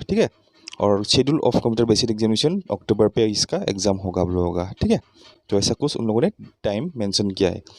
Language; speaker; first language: Hindi; non-native, local second language; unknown